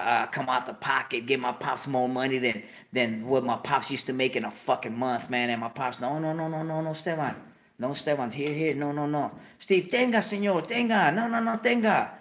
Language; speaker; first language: English; early bilingual, other home language; Spanish